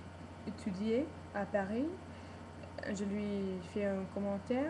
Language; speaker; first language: French; non-native, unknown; English